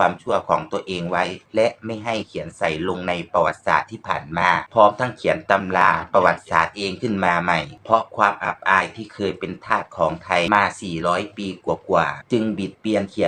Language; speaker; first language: Thai; native; Thai